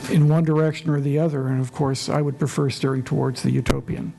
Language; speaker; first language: English; native; English